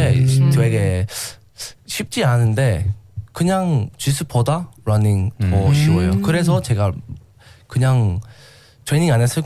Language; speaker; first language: Korean; non-native, learner; English